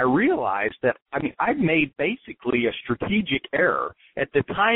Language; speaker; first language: English; native; English